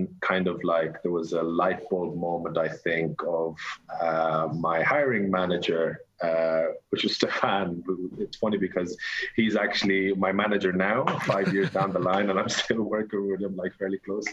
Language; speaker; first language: English; native; English